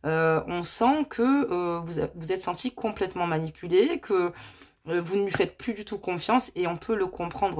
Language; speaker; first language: French; native; French